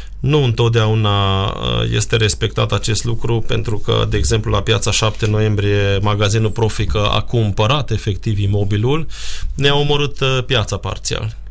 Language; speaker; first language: Romanian; non-native, local second language; Hungarian